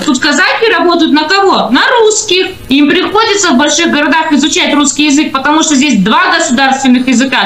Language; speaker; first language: Russian; native; Russian